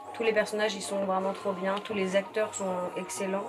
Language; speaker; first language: French; native; French